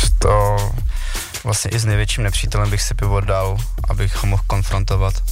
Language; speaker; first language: Czech; early bilingual, other home language; Vietnamese